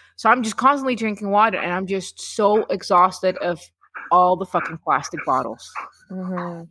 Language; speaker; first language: English; non-native, fluent; Czech